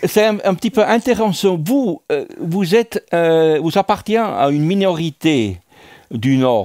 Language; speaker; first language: French; non-native, fluent; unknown